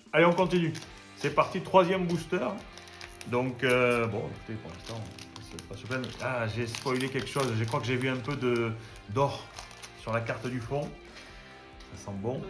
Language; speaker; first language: French; native; French